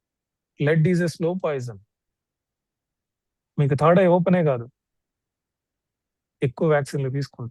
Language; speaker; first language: Telugu; native; Telugu